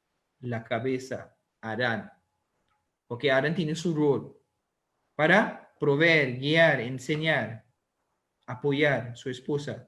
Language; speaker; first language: Spanish; non-native, learner; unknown